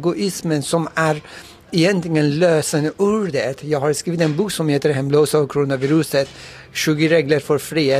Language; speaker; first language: Swedish; non-native, fluent; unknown